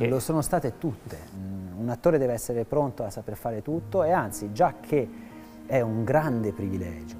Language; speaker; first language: Italian; native; Italian